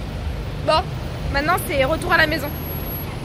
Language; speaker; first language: French; native; French